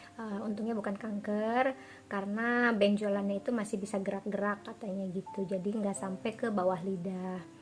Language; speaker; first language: Indonesian; native; Indonesian